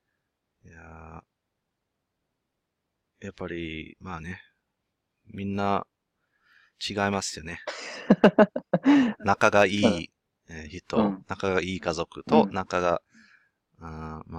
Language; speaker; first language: Japanese; non-native, learner; English